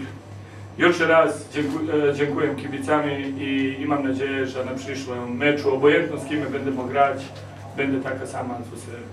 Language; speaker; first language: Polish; non-native, learner; Serbian